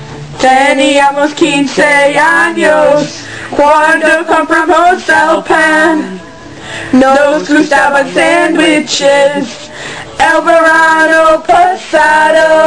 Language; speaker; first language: Spanish; non-native, learner; English